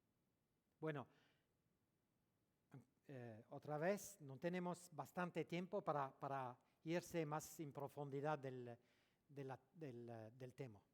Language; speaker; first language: Spanish; non-native, learner; French